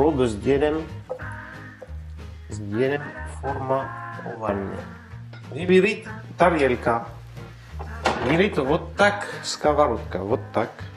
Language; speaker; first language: Russian; non-native, learner; French